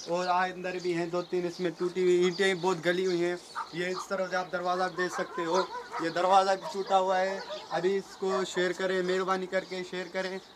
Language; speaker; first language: Urdu; non-native, local second language; Sindhi